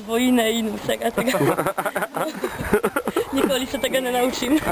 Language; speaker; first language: Slovenian; non-native, learner; Polish